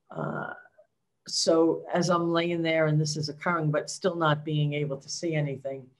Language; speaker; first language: English; native; English